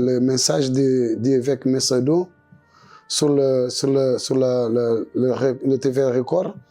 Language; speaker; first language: French; non-native, local second language; Portuguese